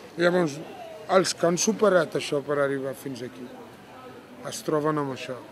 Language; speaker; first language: Catalan; non-native, fluent; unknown